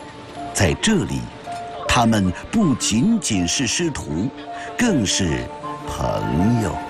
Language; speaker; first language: Chinese; native; Chinese